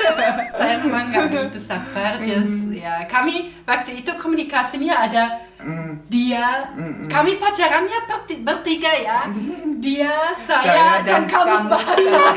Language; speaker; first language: Indonesian; non-native, fluent; German